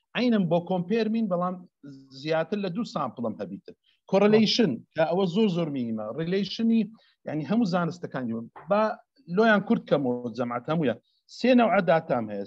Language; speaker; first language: Central Kurdish; native; Central Kurdish